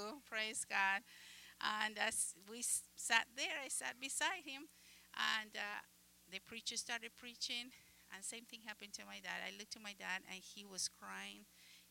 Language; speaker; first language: English; non-native, fluent; Spanish